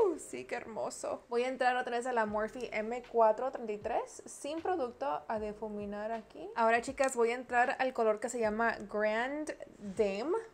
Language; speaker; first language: Spanish; early bilingual, heritage; Spanish